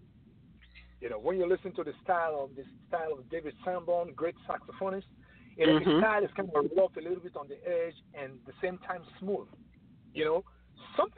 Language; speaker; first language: English; non-native, local second language; Yoruba